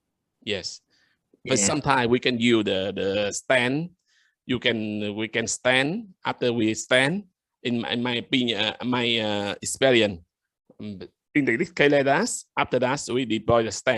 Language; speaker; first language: English; non-native, learner; Vietnamese